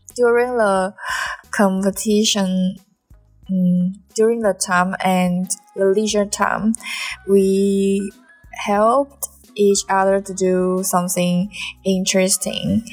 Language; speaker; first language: English; non-native, learner; Chinese